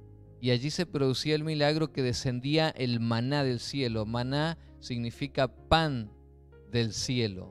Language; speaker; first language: Spanish; native; Spanish